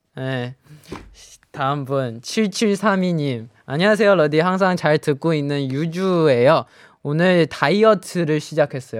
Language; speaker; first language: Korean; non-native, fluent; Chinese